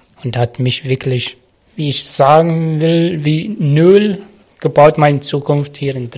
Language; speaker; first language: German; non-native, learner; Arabic